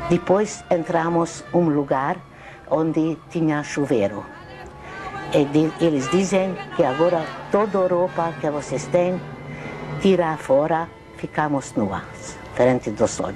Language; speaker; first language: Portuguese; non-native, fluent; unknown